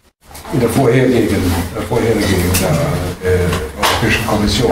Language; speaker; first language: German; native; German